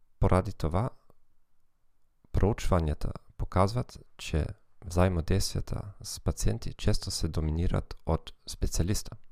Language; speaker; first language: Bulgarian; non-native, fluent; German